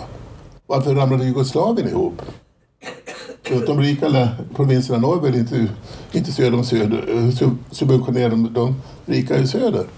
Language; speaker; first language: Swedish; native; Swedish